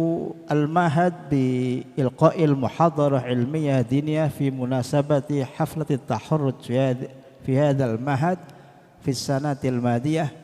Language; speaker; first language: Arabic; non-native, fluent; Indonesian